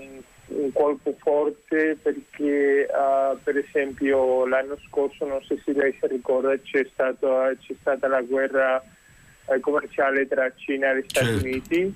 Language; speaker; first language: Italian; non-native, fluent; Spanish